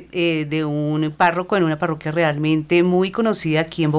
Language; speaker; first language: Spanish; native; Spanish